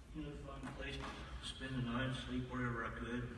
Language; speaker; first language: English; native; English